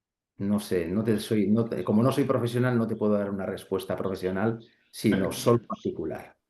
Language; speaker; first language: Spanish; native; Spanish